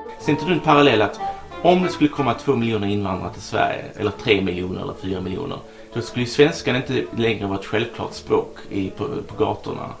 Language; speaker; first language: Swedish; native; Swedish